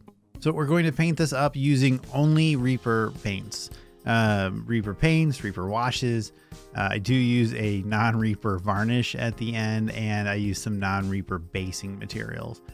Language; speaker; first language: English; native; English